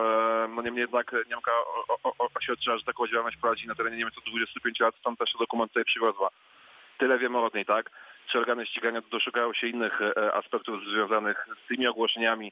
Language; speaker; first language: Polish; native; Polish